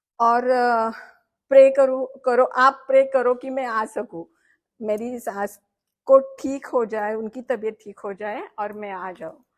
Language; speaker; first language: Hindi; non-native, local second language; Marathi